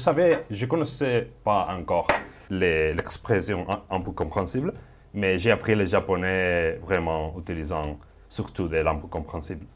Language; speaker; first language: French; non-native, fluent; Spanish